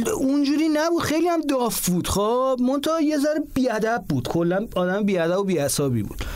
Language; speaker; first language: Persian; non-native, local second language; Azerbaijani